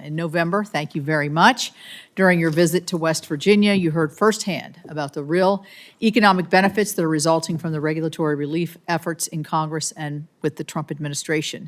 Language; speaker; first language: English; native; English